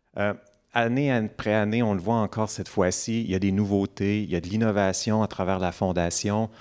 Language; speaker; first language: French; native; French